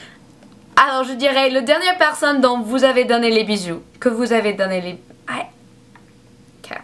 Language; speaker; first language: French; non-native, learner; English